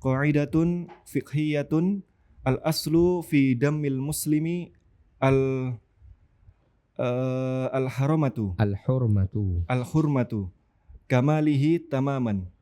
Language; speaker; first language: Arabic; non-native, learner; Indonesian